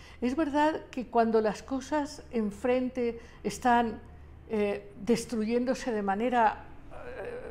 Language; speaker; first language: Spanish; native; Spanish